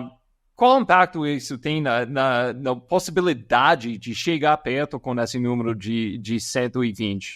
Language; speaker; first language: Portuguese; non-native, fluent; English